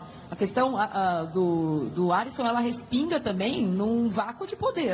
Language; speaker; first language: Portuguese; native; Portuguese